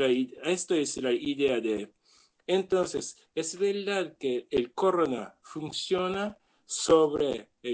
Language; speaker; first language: Spanish; non-native, learner; Japanese